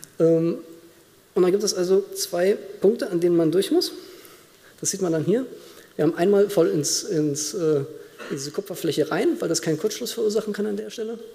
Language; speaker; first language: German; native; German